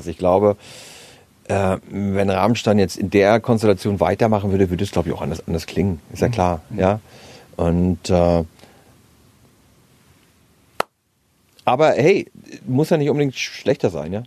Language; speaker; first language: German; native; German